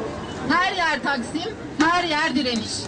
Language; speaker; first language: Turkish; native; Turkish